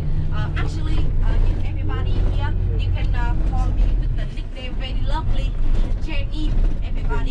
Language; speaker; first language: English; non-native, learner; Vietnamese